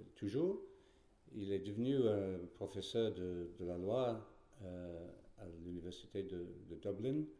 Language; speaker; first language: French; non-native, fluent; English